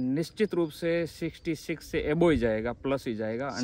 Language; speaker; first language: Hindi; native; Hindi